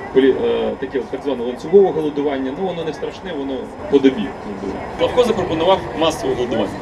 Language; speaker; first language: Ukrainian; non-native, local second language; Russian